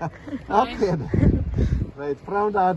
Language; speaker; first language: Welsh; native; Welsh